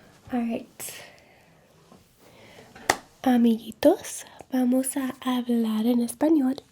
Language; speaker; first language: Spanish; non-native, learner; English